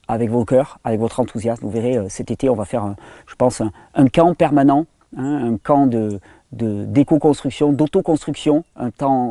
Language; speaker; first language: French; native; French